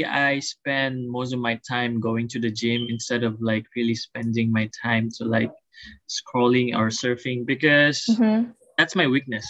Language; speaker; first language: English; non-native, local second language; Filipino